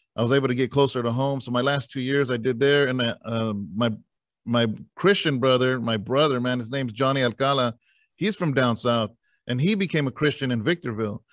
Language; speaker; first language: English; native; English